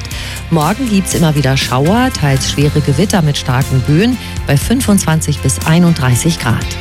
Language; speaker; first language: German; native; German